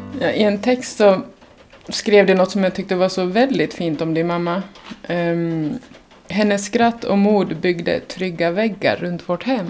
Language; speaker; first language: Swedish; native; Swedish